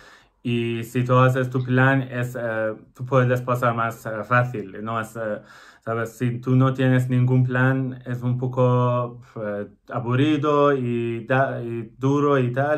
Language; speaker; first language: Spanish; non-native, fluent; Persian